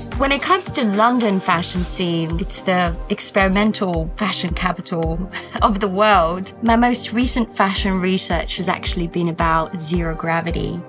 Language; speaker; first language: English; early bilingual, other home language; Latvian